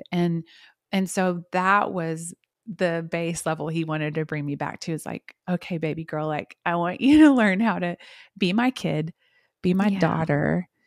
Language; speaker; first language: English; native; English